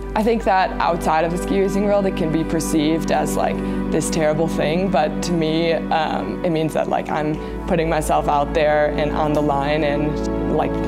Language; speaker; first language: English; native; English